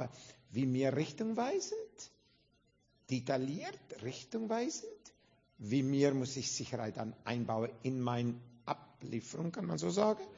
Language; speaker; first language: German; non-native, fluent; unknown